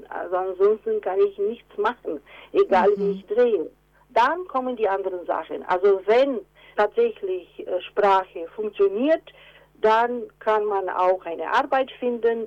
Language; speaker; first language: German; non-native, fluent; Romanian